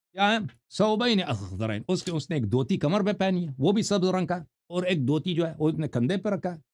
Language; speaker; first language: Urdu; non-native, fluent; Persian